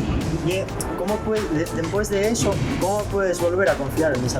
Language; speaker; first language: Spanish; native; Spanish